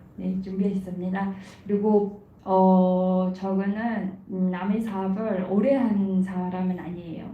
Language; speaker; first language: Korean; non-native, fluent; Mongolian